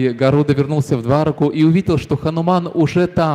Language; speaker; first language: Russian; native; Russian